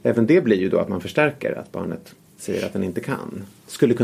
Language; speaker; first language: Swedish; native; Swedish